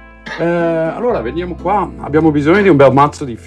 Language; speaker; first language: Italian; non-native, fluent; Dutch